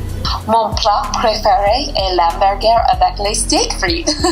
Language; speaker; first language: French; non-native, learner; English